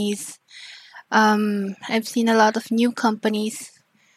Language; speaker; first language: English; non-native, local second language; Filipino